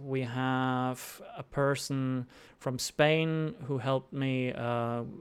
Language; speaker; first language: English; non-native, fluent; German